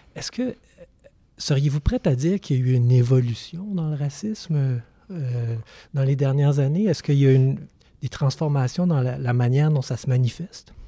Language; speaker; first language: French; native; French